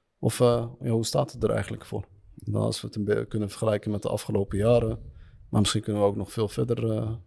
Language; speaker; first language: Dutch; early bilingual, other home language; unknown